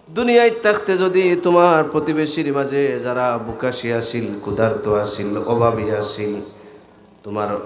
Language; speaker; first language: Bangla; native; Bangla